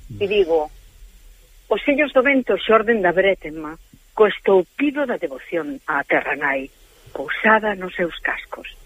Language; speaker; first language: Galician; native; Galician